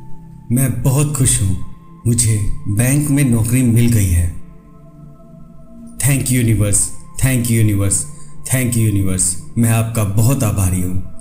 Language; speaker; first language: Hindi; native; Hindi